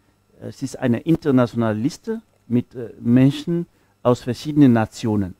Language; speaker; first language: German; non-native, fluent; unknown